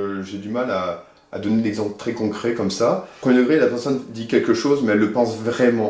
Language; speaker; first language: French; native; French